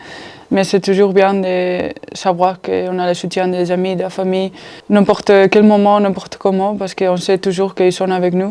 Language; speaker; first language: French; non-native, fluent; Spanish